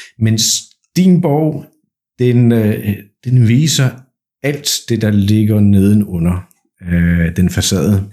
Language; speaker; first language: Danish; non-native, fluent; Polish